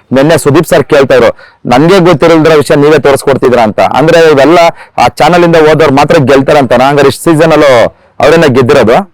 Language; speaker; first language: Kannada; native; Kannada